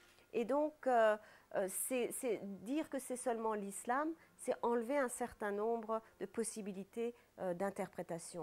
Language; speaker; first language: French; non-native, fluent; Persian